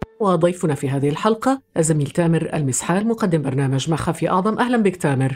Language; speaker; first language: Arabic; native; Arabic